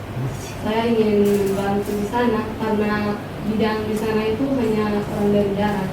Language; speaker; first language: Indonesian; non-native, local second language; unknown